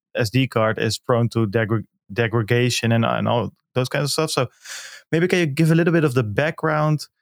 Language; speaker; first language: English; non-native, fluent; Dutch